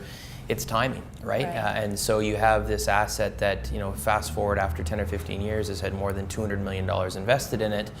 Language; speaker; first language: English; native; English